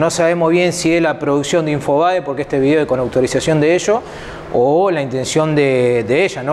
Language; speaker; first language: Spanish; native; Spanish